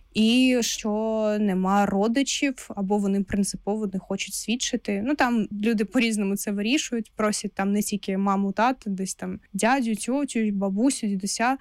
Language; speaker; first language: Ukrainian; non-native, local second language; Russian